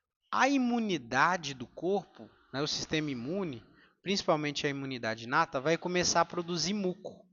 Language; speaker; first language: Portuguese; native; Portuguese